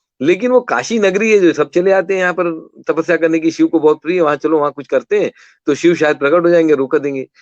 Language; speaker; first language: Hindi; non-native, local second language; Kannada